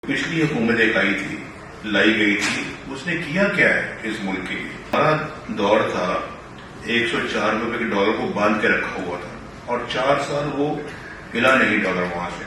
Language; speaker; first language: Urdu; non-native, local second language; Punjabi